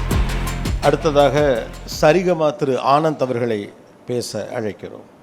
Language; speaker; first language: Tamil; native; Tamil